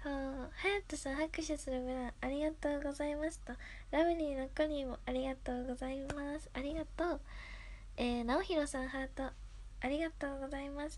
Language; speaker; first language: Japanese; native; Japanese